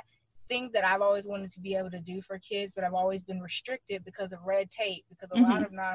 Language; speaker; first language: English; native; English